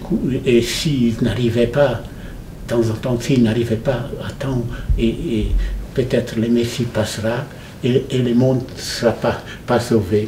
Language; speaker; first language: French; non-native, fluent; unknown